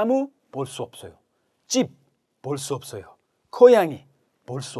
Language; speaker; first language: Korean; non-native, learner; English